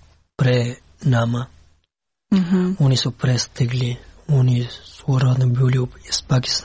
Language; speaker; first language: Serbian; non-native, learner; Pashto